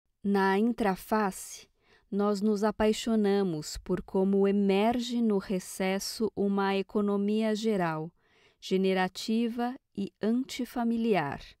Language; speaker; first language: Portuguese; native; Portuguese